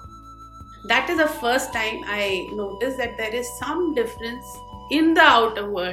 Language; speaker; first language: English; non-native, local second language; Hindi